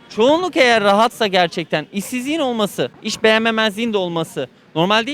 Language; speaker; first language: Turkish; native; Turkish